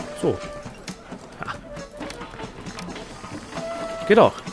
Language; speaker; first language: German; native; German